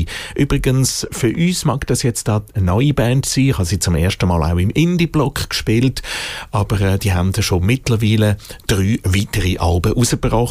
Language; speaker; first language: German; native; German